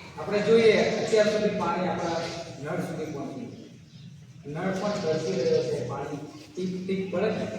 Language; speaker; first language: Gujarati; non-native, local second language; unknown